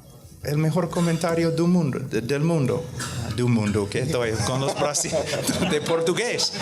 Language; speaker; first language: Spanish; non-native, fluent; English